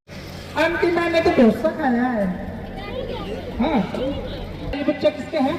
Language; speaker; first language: Hindi; native; Hindi